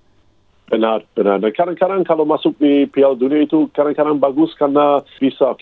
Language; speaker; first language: Indonesian; non-native, fluent; English